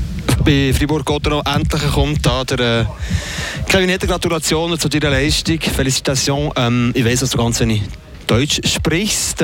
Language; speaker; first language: German; native; German